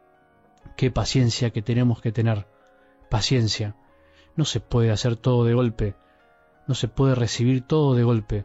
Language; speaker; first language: Spanish; native; Spanish